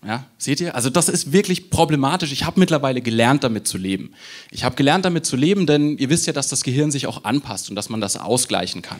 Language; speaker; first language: German; native; German